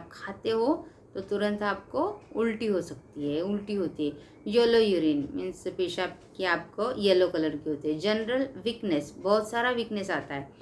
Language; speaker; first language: Hindi; non-native, local second language; Marathi